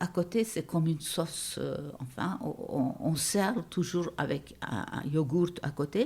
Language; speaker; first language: French; non-native, fluent; Turkish